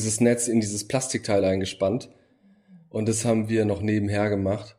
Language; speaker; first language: German; early bilingual, other home language; Bosnian